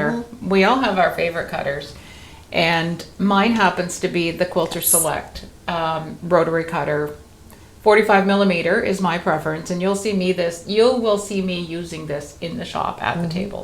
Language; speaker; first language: English; native; English